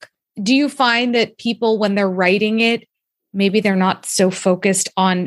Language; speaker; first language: English; native; English